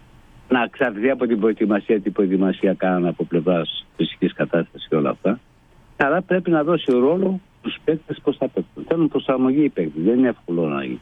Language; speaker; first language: Greek; non-native, fluent; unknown